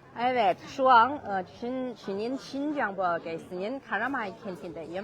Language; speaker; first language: Turkish; non-native, learner; Chinese